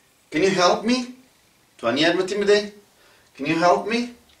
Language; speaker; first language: English; non-native, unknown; Central Kurdish